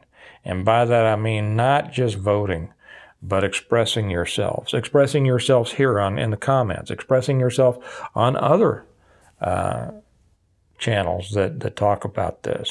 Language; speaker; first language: English; native; English